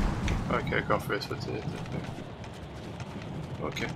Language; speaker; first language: French; native; French